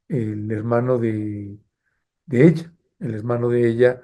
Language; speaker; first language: Spanish; native; Spanish